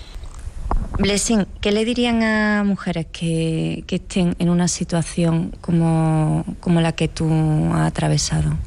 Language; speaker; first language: Spanish; native; Spanish